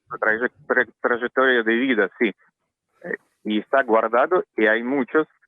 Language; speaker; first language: Spanish; non-native, learner; Russian